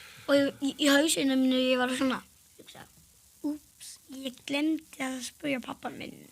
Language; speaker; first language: Icelandic; early bilingual, other home language; Portuguese